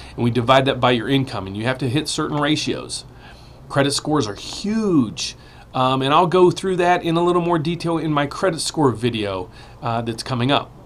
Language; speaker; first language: English; native; English